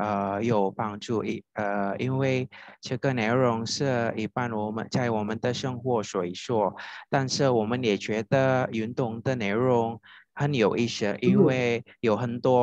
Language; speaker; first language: Chinese; non-native, fluent; Indonesian